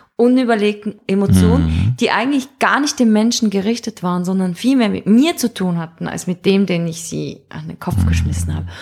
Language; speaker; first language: German; native; German